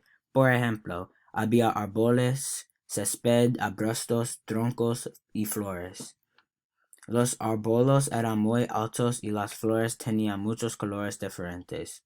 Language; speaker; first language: Spanish; non-native, learner; English